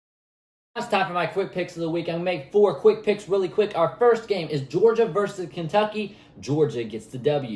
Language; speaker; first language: English; native; English